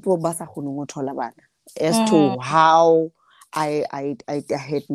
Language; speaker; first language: English; non-native, local second language; Southern Sotho